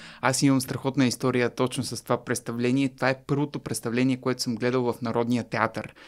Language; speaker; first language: Bulgarian; native; Bulgarian